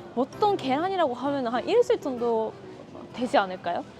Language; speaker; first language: Korean; non-native, fluent; Japanese